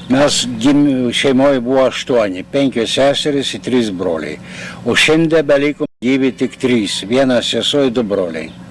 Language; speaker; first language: Lithuanian; native; Lithuanian